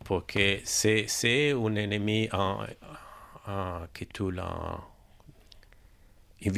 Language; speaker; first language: French; non-native, learner; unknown